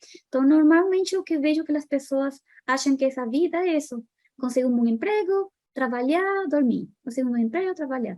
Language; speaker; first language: Portuguese; non-native, fluent; Spanish